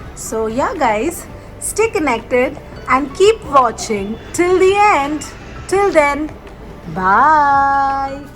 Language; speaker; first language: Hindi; non-native, local second language; Bangla